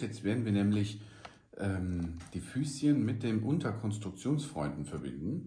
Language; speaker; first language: German; native; German